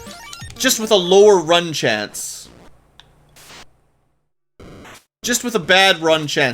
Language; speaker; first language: English; native; English